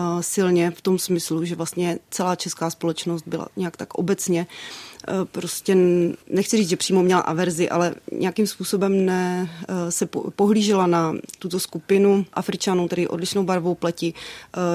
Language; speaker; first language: Czech; native; Czech